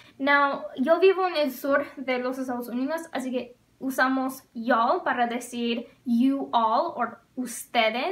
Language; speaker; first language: Spanish; non-native, fluent; English